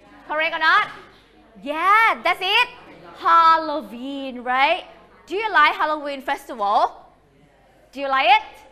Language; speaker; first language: English; non-native, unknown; Thai